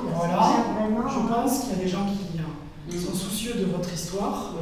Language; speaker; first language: French; native; French